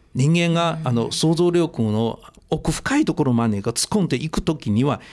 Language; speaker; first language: Japanese; non-native, fluent; Chinese